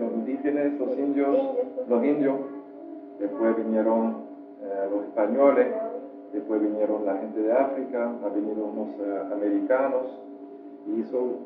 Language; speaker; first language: Spanish; non-native, fluent; French